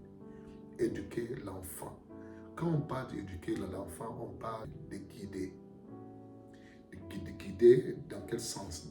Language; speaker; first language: French; non-native, fluent; Akan